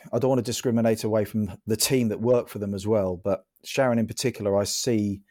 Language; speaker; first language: English; native; English